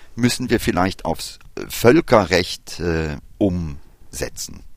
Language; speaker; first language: German; early bilingual, other home language; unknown